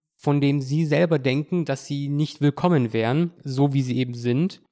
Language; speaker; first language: German; native; German